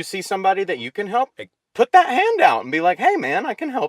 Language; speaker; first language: English; native; English